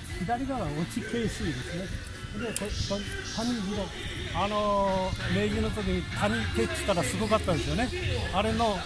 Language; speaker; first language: Japanese; native; Japanese